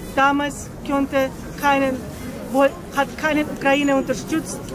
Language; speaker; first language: German; non-native, fluent; Ukrainian